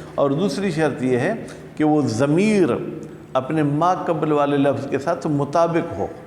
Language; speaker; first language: Urdu; non-native, local second language; Sindhi